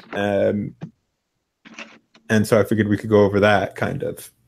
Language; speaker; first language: English; native; English